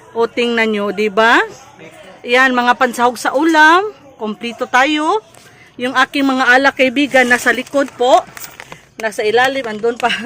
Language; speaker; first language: Filipino; non-native, local second language; Cebuano